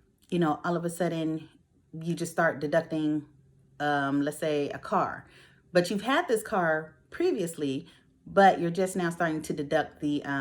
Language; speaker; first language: English; native; English